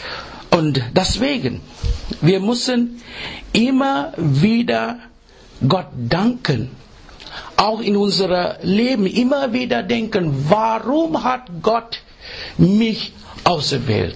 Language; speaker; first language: German; non-native, learner; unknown